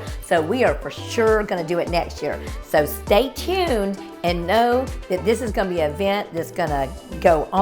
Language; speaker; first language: English; native; English